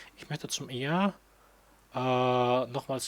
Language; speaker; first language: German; non-native, learner; English